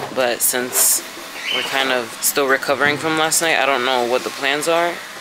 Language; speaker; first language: English; early bilingual, other home language; Spanish